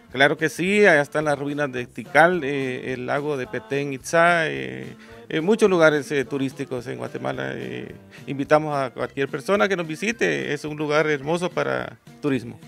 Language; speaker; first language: Spanish; native; Spanish